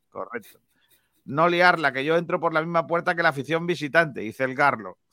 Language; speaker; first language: Spanish; native; Spanish